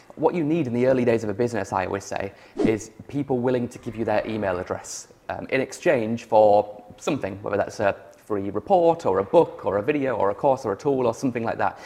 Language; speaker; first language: English; native; English